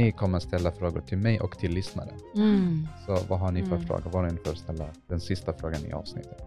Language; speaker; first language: Swedish; non-native, fluent; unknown